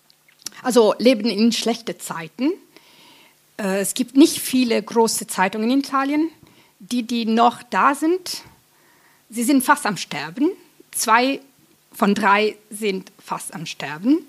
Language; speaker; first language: German; non-native, fluent; Italian